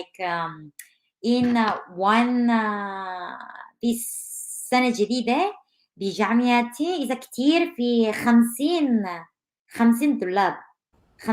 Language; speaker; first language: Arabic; non-native, fluent; Korean